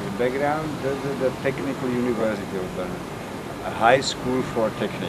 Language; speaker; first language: English; non-native, fluent; Czech